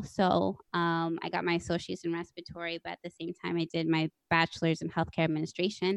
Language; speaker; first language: English; native; English